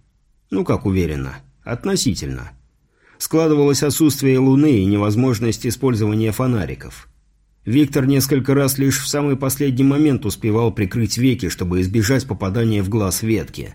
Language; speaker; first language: Russian; native; Russian